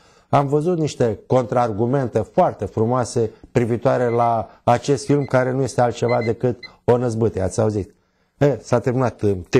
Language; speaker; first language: Romanian; native; Romanian